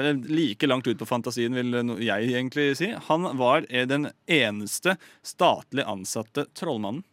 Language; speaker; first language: Norwegian; native; Norwegian